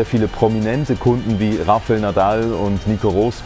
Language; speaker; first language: German; native; German